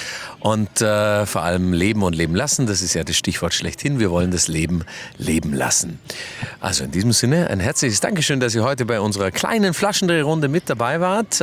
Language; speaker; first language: German; native; German